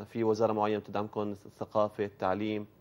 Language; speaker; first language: Arabic; native; Arabic